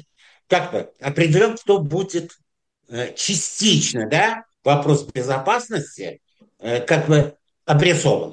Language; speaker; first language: Russian; non-native, fluent; Azerbaijani